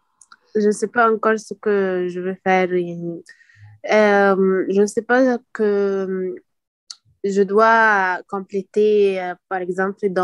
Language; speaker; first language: French; non-native, learner; Arabic